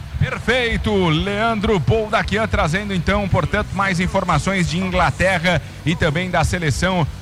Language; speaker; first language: Portuguese; native; Portuguese